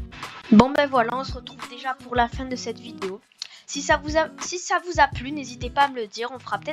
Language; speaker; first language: French; native; French